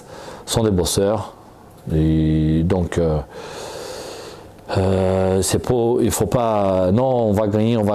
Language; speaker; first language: French; non-native, fluent; Portuguese